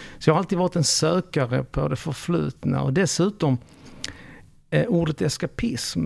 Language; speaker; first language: Swedish; early bilingual, other home language; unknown